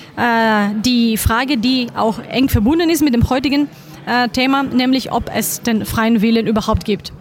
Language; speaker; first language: German; non-native, fluent; Greek